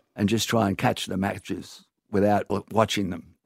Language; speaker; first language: English; native; English